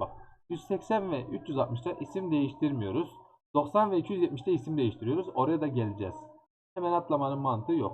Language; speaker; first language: Turkish; native; Turkish